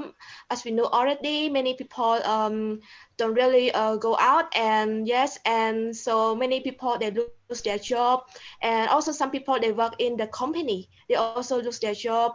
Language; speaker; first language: English; non-native, learner; Khmer